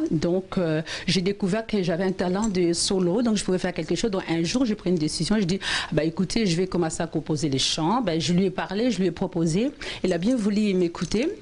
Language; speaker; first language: French; non-native, local second language; Lingala